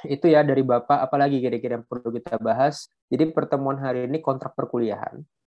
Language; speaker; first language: Indonesian; non-native, local second language; Banjar